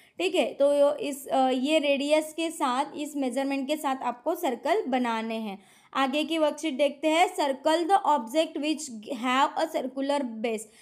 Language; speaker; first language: Hindi; non-native, local second language; Marathi